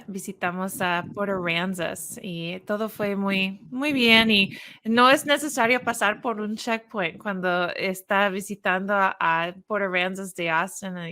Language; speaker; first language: Spanish; non-native, fluent; English